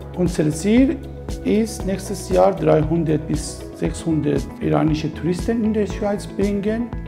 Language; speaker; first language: German; non-native, fluent; Persian